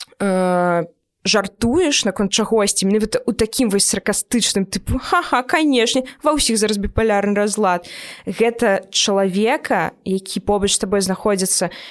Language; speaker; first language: Belarusian; native; Belarusian